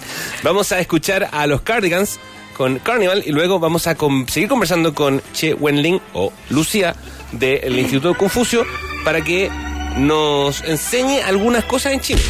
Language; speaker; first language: Spanish; native; Spanish